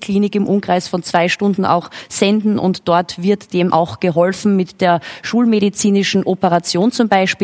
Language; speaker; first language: German; native; German